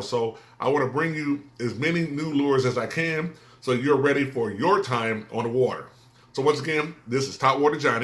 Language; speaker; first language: English; native; English